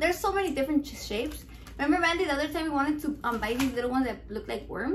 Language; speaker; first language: English; early bilingual, other home language; Spanish